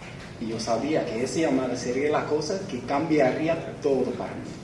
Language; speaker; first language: Spanish; non-native, fluent; English